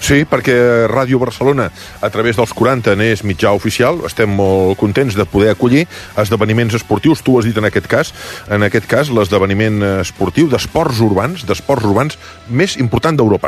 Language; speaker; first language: Catalan; native; Catalan